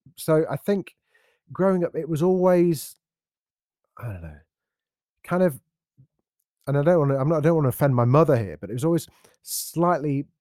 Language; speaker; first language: English; native; English